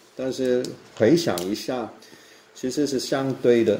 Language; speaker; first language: Chinese; non-native, local second language; Cantonese